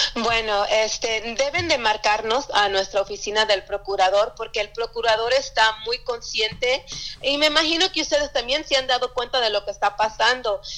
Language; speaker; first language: Spanish; early bilingual, heritage; Spanish